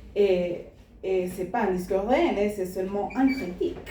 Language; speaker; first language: French; non-native, learner; Spanish